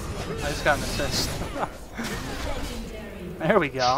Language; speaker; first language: English; native; English